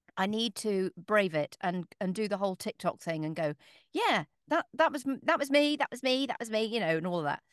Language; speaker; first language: English; native; English